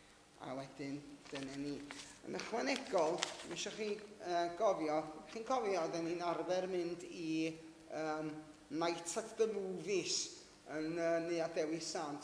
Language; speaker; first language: Welsh; native; Welsh